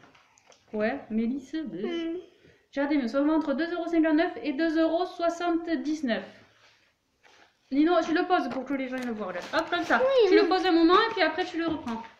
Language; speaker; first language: French; native; French